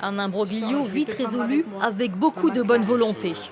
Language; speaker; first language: French; native; French